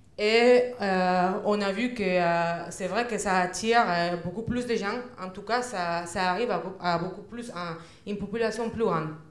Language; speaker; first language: French; non-native, fluent; Spanish